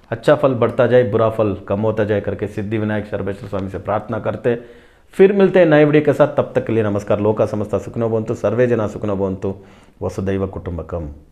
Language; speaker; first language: Hindi; non-native, local second language; Tamil